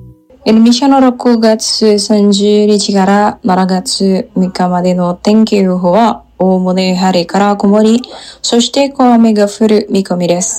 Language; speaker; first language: Japanese; non-native, fluent; Indonesian